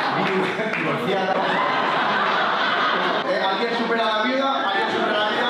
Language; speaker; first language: Spanish; native; Spanish